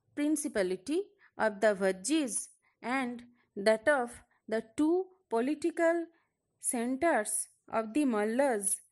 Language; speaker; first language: English; non-native, local second language; Bangla